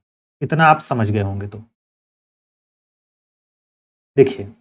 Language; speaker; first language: Hindi; native; Hindi